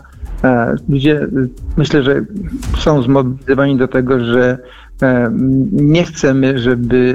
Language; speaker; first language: Polish; native; Polish